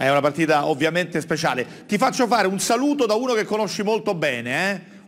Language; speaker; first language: Italian; native; Italian